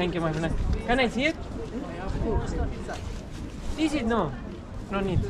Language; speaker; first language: English; non-native, learner; Spanish